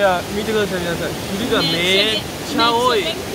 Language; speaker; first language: Japanese; native; Japanese